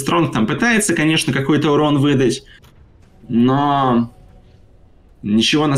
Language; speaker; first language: Russian; native; Russian